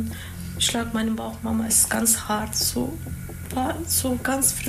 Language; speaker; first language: German; non-native, learner; Turkish